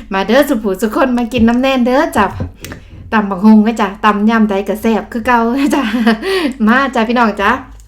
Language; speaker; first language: Thai; native; Thai